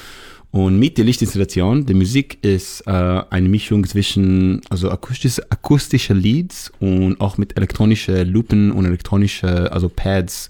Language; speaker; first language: German; non-native, learner; English